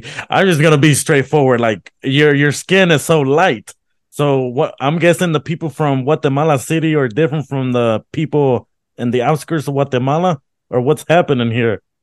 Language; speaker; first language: English; early bilingual, other home language; Spanish